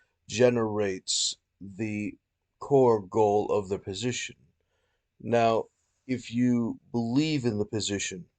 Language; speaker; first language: English; native; English